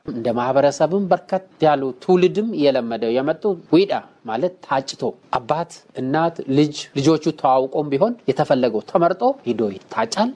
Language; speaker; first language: Amharic; non-native, local second language; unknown